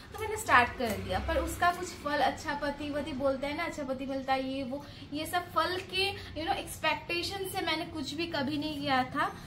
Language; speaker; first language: Hindi; non-native, local second language; Bangla